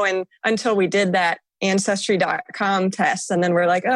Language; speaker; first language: English; native; English